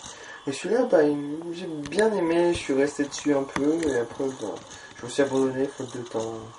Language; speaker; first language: French; native; French